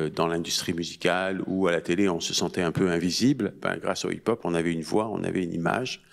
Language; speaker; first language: French; native; French